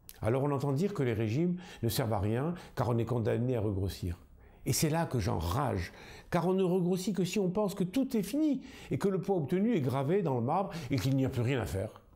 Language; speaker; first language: French; native; French